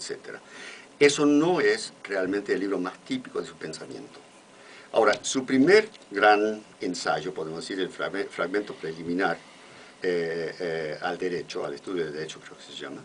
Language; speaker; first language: Spanish; non-native, fluent; English